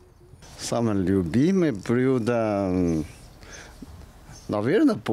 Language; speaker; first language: Russian; non-native, learner; Chinese